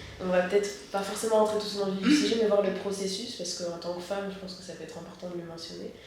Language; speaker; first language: French; native; French